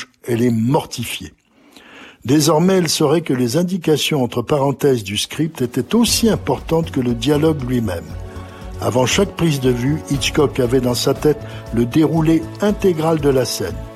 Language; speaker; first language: French; native; French